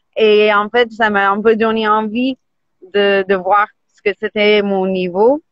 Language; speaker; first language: French; non-native, fluent; English